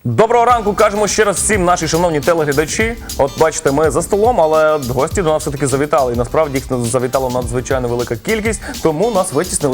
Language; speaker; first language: Ukrainian; native; Ukrainian